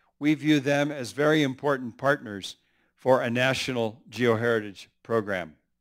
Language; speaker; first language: English; early bilingual, other home language; Spanish